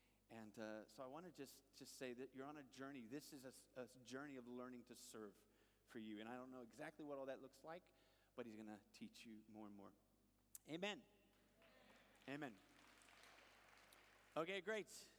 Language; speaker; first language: English; native; English